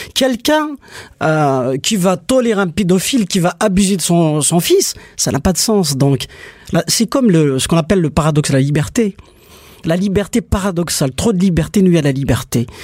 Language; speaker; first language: French; non-native, local second language; Kabyle